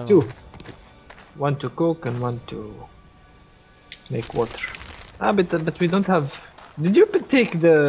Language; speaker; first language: English; non-native, learner; Portuguese